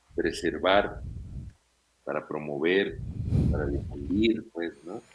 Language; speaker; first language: Spanish; native; Spanish